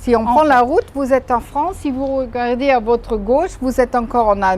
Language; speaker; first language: French; non-native, fluent; German